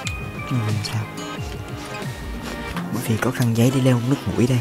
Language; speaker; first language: Vietnamese; native; Vietnamese